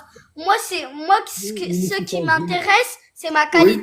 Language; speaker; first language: French; early bilingual, other home language; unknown